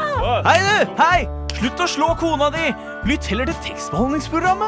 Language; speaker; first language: Norwegian; native; Norwegian